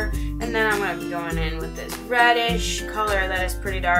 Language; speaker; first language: English; native; English